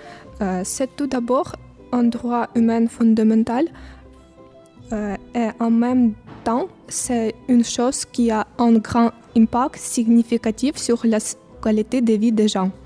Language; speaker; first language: French; non-native, fluent; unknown